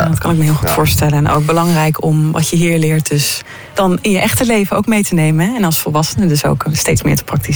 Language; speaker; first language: Dutch; native; Dutch